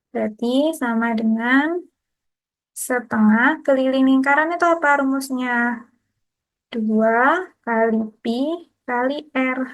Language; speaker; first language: Indonesian; native; Indonesian